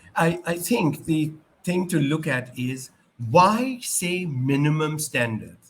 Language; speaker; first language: English; non-native, local second language; Urdu